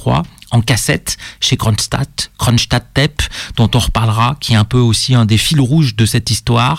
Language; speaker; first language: French; native; French